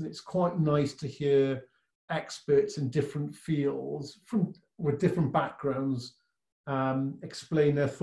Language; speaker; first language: English; native; English